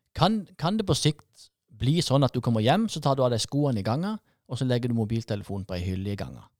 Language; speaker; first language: Norwegian; native; Norwegian